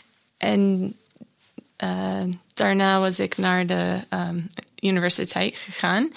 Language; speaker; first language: Dutch; non-native, learner; English